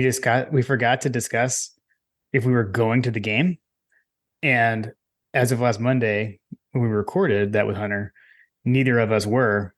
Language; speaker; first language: English; native; English